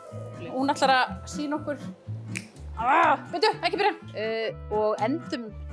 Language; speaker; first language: Icelandic; native; Icelandic